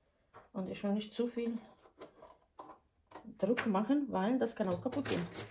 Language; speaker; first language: German; non-native, fluent; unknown